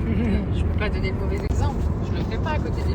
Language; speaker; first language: French; native; French